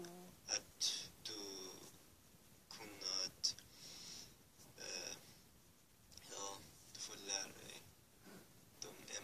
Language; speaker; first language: Swedish; early bilingual, other home language; Persian